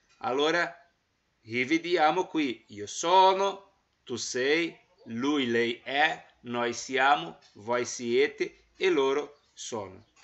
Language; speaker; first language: Italian; non-native, fluent; Portuguese